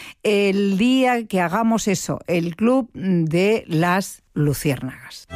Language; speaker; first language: Spanish; native; Spanish